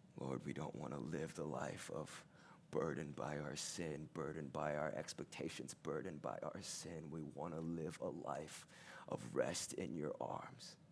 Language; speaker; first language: English; early bilingual, other home language; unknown